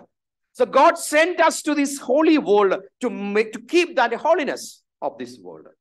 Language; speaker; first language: English; non-native, local second language; Malayalam